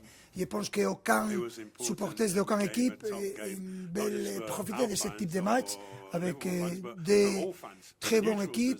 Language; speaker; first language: French; non-native, fluent; Spanish